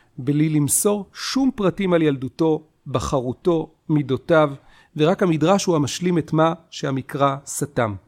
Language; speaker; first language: Hebrew; native; Hebrew